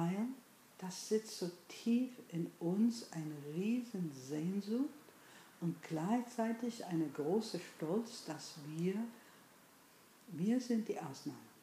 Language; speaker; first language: German; non-native, fluent; English